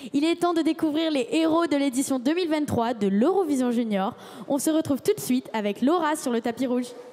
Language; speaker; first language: French; native; French